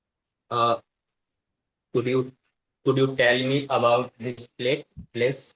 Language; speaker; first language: English; non-native, learner; Hindi